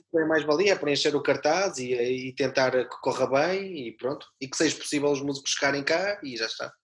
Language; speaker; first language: Portuguese; native; Portuguese